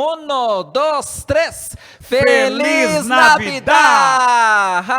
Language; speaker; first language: Spanish; non-native, learner; Portuguese